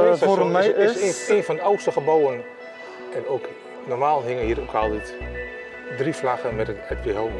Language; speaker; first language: Dutch; native; Dutch